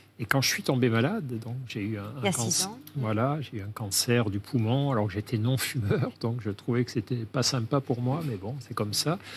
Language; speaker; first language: French; native; French